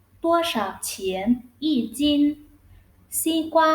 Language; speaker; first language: Chinese; non-native, fluent; Thai